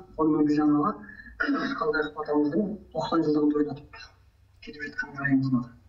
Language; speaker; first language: Kazakh; early bilingual, heritage; Kazakh